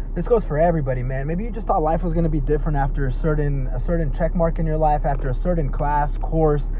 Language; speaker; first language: English; native; English